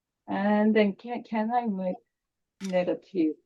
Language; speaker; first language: English; non-native, learner; Korean